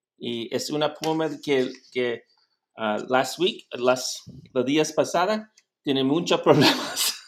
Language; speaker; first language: Spanish; non-native, learner; English